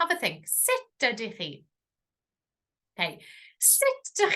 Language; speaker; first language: Welsh; non-native, fluent; English